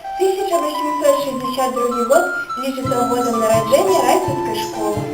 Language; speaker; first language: Belarusian; native; Belarusian